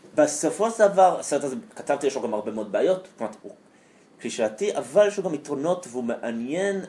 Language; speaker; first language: Hebrew; native; Hebrew